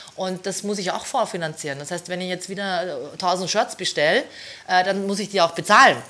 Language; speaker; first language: German; native; German